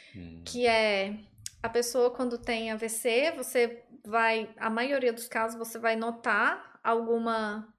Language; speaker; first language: Portuguese; native; Portuguese